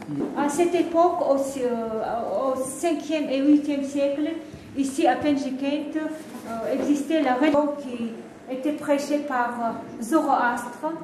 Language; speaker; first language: French; non-native, fluent; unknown